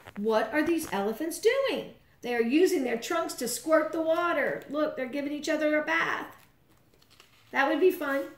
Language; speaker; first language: English; native; English